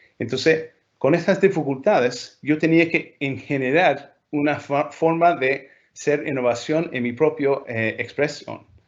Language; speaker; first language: Spanish; non-native, fluent; English